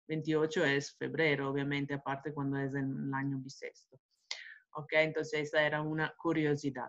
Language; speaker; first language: Spanish; non-native, fluent; Italian